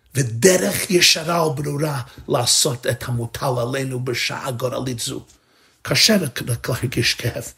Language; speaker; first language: Hebrew; non-native, fluent; English